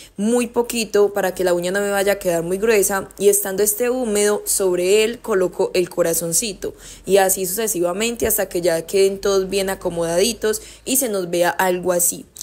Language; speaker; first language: Spanish; native; Spanish